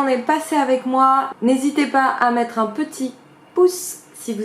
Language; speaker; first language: French; native; French